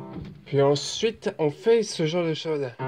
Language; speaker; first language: French; native; French